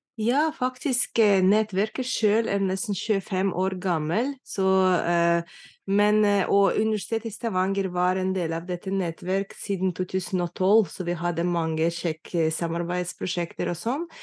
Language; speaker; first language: Norwegian; non-native, fluent; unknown